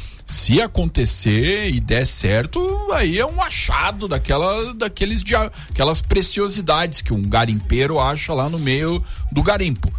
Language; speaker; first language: Portuguese; native; Portuguese